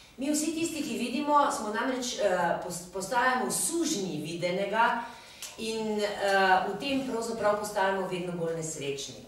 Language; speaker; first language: Slovenian; native; Slovenian